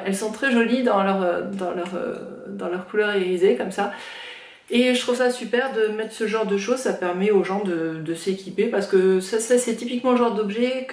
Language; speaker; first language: French; native; French